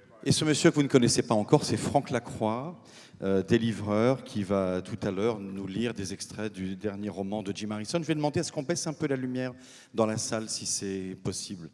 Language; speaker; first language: French; native; French